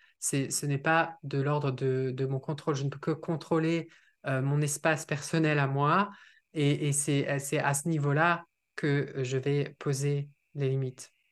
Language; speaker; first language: French; native; French